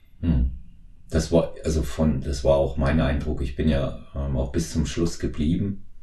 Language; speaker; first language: German; native; German